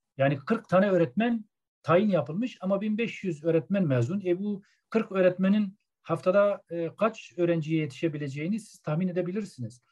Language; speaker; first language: Turkish; non-native, local second language; Zaza